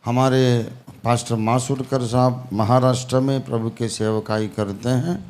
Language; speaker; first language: Hindi; non-native, local second language; Telugu